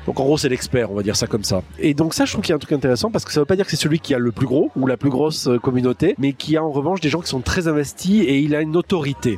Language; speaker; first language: French; native; French